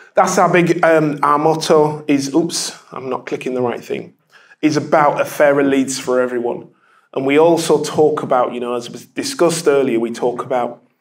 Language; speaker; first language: English; native; English